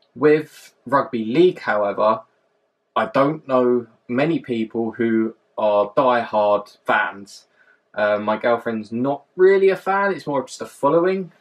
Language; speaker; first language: English; native; English